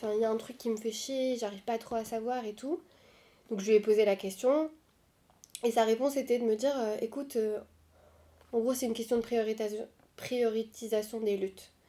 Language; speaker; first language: French; non-native, local second language; Arabic